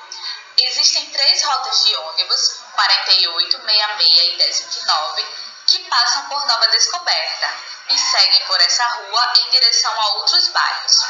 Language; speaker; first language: Portuguese; native; Portuguese